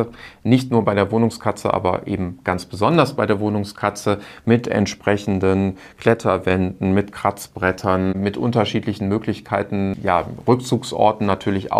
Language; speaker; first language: German; native; German